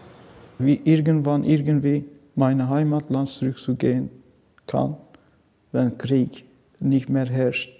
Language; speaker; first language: German; non-native, learner; Kurdish